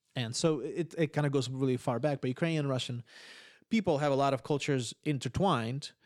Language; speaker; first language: English; early bilingual, other home language; Ukrainian